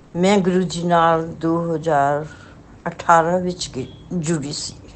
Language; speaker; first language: Hindi; non-native, local second language; Punjabi